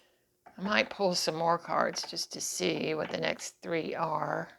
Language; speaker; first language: English; native; English